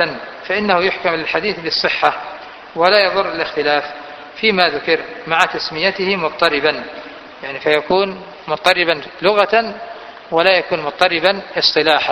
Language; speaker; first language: Arabic; native; Arabic